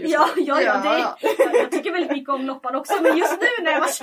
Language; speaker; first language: Swedish; native; Swedish